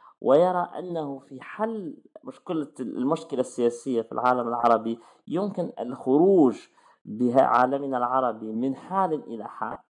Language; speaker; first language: Arabic; native; Arabic